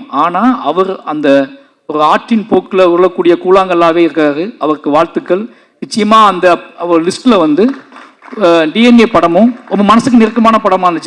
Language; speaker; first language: Tamil; native; Tamil